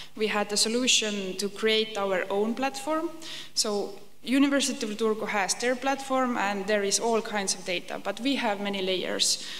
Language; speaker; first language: English; non-native, fluent; Estonian